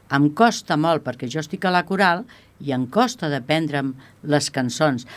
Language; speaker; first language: Catalan; non-native, local second language; Spanish